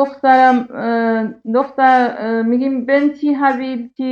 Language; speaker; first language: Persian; native; Persian